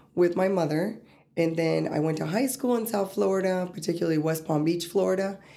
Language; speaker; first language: English; early bilingual, other home language; Spanish